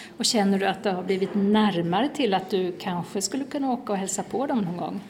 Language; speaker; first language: Swedish; native; Swedish